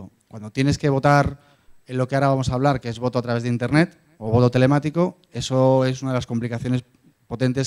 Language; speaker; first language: Spanish; native; Spanish